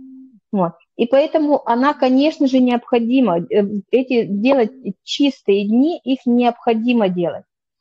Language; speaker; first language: Russian; native; Russian